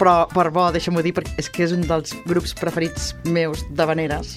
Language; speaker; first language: Catalan; native; Catalan